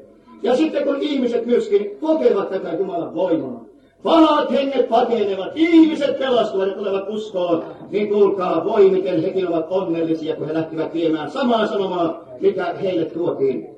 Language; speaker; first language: Finnish; native; Finnish